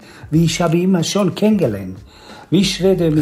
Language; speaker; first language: German; non-native, learner; Italian